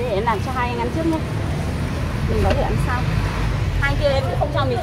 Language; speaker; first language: Vietnamese; native; Vietnamese